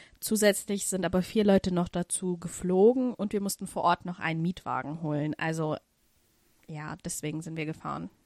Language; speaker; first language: German; early bilingual, other home language; Russian